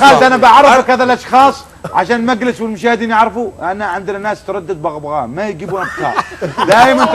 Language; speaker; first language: Arabic; native; Arabic